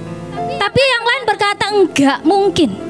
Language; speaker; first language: Indonesian; native; Indonesian